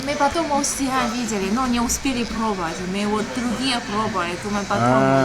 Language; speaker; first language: Russian; non-native, learner; Chinese